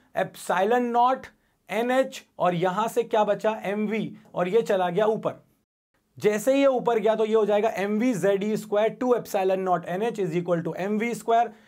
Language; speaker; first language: Hindi; native; Hindi